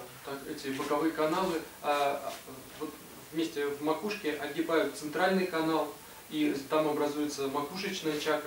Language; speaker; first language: Russian; native; Russian